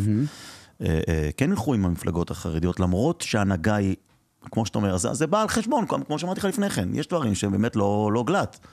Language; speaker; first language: Hebrew; early bilingual, other home language; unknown